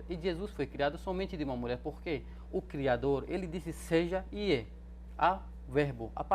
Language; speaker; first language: Portuguese; non-native, fluent; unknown